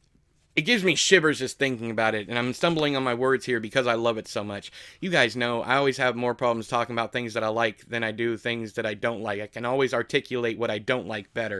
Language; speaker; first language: English; native; English